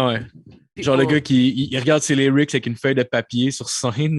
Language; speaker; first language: French; native; French